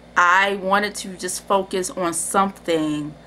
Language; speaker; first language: English; native; English